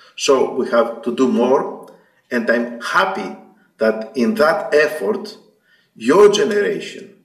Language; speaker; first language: English; non-native, fluent; Greek